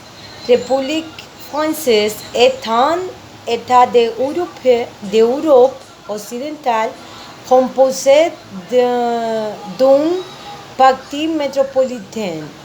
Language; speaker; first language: French; non-native, learner; Spanish